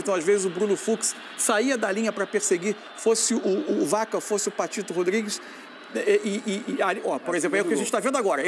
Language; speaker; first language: Portuguese; native; Portuguese